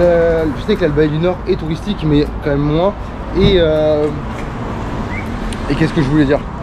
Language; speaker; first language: French; native; French